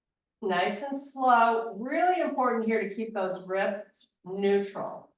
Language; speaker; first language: English; native; English